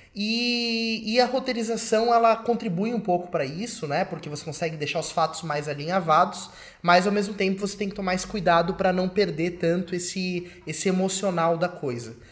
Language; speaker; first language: Portuguese; native; Portuguese